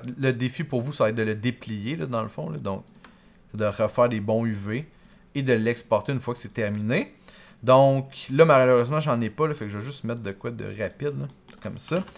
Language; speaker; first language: French; native; French